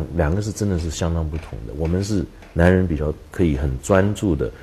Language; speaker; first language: Chinese; native; Chinese